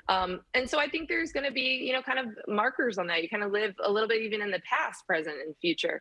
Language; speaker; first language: English; native; English